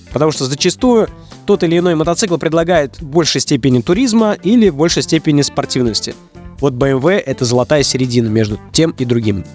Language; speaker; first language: Russian; native; Russian